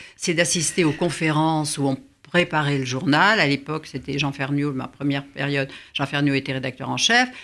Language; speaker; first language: French; native; French